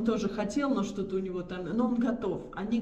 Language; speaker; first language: Russian; native; Russian